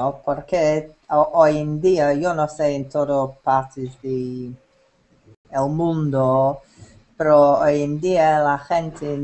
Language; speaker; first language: Spanish; non-native, learner; English